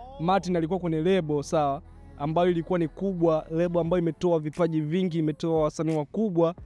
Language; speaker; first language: Swahili; native; Swahili